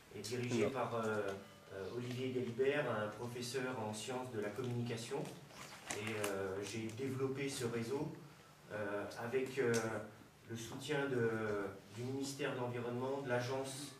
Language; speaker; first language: English; non-native, fluent; French